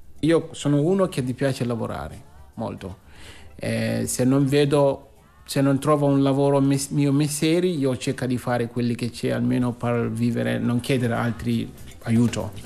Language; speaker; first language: Italian; non-native, learner; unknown